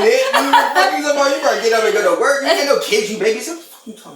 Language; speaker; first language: English; native; English